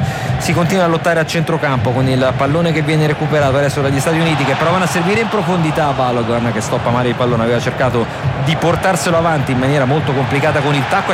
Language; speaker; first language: Italian; native; Italian